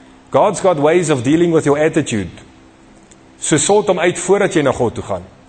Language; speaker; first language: English; non-native, local second language; Afrikaans